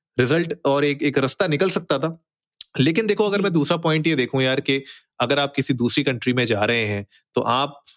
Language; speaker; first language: Hindi; native; Hindi